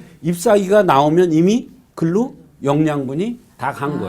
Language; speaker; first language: Korean; native; Korean